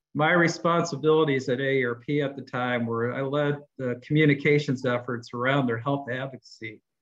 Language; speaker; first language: English; native; English